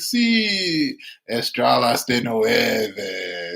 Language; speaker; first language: Spanish; non-native, learner; English